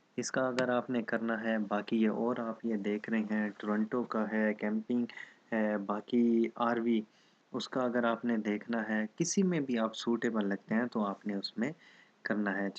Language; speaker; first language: Urdu; non-native, local second language; Saraiki